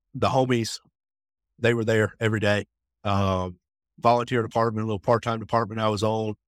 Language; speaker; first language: English; native; English